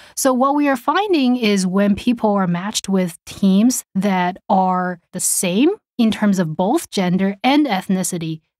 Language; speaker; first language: English; non-native, fluent; Chinese